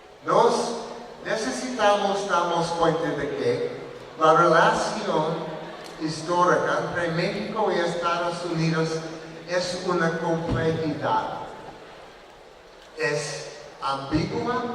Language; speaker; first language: Spanish; non-native, learner; English